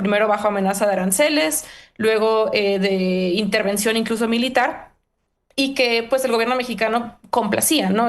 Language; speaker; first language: Spanish; native; Spanish